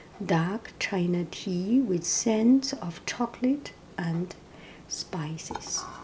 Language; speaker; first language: English; non-native, fluent; Chinese